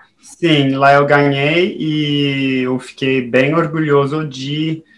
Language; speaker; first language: Portuguese; non-native, fluent; French